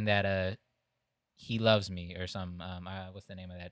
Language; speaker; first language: English; native; English